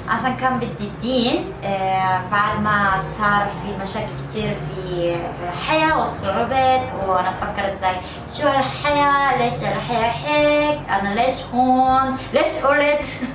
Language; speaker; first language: Arabic; non-native, learner; Korean